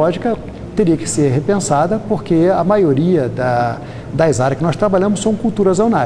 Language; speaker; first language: Portuguese; native; Portuguese